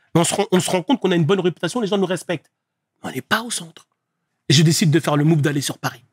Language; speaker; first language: French; native; French